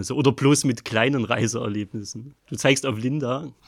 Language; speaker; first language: German; native; German